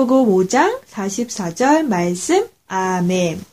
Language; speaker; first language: Korean; native; Korean